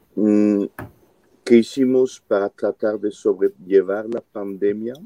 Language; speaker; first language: Spanish; non-native, fluent; French